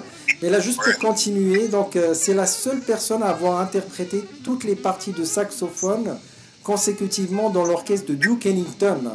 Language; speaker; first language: French; native; French